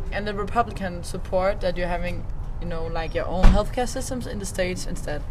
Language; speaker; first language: English; non-native, fluent; Danish